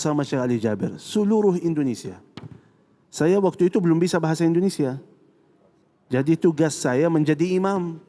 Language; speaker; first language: Indonesian; non-native, fluent; Arabic